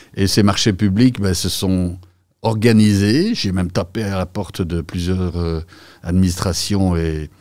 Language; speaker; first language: French; native; French